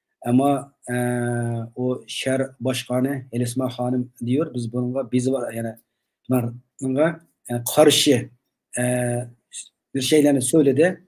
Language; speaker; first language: Turkish; non-native, learner; Uyghur